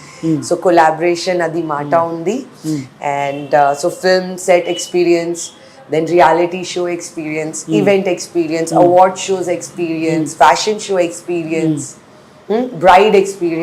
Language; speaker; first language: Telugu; non-native, learner; Hindi